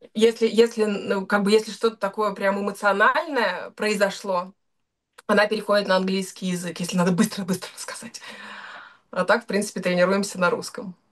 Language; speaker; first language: Russian; native; Russian